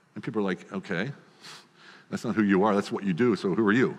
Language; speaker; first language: English; native; English